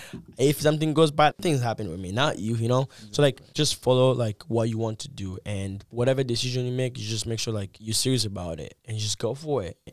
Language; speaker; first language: English; non-native, fluent; Lingala